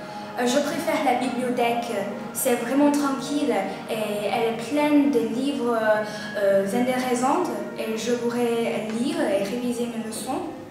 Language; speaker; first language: French; non-native, learner; Chinese